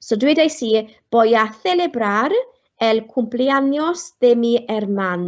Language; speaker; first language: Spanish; non-native, fluent; Welsh